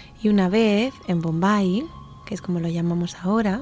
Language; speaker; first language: Spanish; native; Spanish